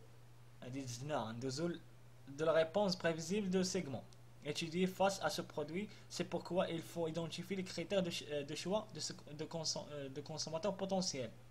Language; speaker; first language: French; non-native, local second language; Arabic